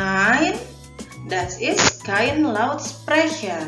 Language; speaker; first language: German; non-native, fluent; Indonesian